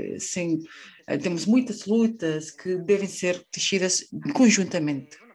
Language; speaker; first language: Portuguese; non-native, fluent; Spanish